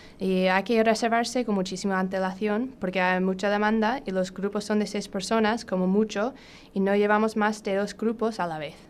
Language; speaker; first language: Spanish; non-native, fluent; English